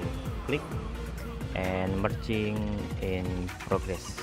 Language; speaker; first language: English; non-native, learner; Indonesian